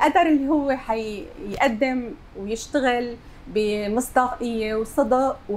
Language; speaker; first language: Arabic; native; Arabic